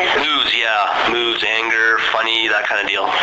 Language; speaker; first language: English; native; English